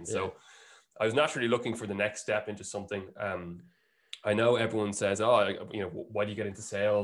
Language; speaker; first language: English; native; English